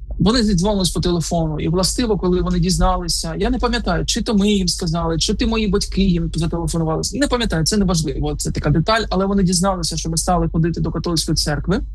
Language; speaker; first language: Ukrainian; native; Ukrainian